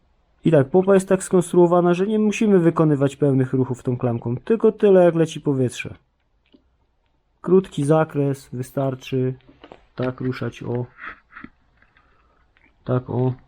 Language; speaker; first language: Polish; native; Polish